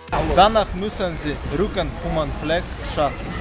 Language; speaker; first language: German; non-native, learner; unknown